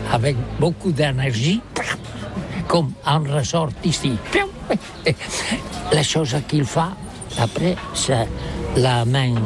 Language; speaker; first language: French; non-native, learner; Catalan